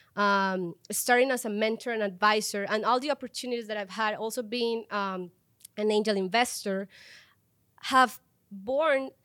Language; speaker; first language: English; non-native, fluent; Spanish